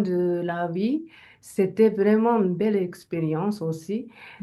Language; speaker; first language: French; non-native, learner; Japanese